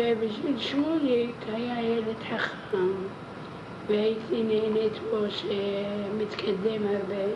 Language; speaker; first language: Hebrew; non-native, fluent; Arabic